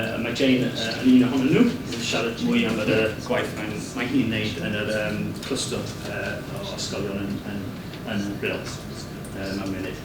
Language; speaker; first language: Welsh; non-native, learner; English